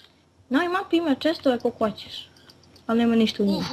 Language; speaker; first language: Bosnian; native; Bosnian